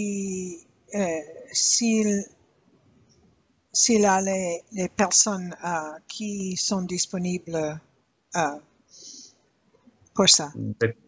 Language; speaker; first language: French; non-native, learner; English